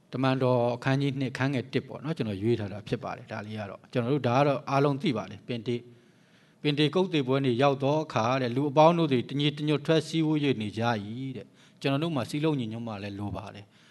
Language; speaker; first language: Burmese; non-native, local second language; Kachin